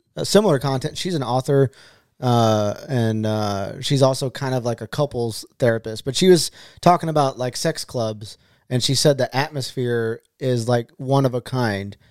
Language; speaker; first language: English; native; English